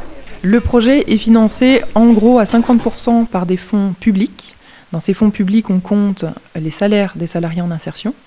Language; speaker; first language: French; native; French